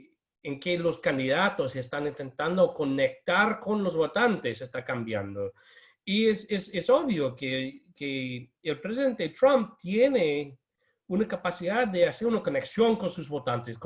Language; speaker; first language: Spanish; non-native, fluent; English